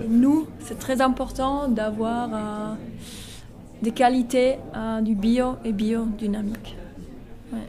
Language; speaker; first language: French; non-native, local second language; German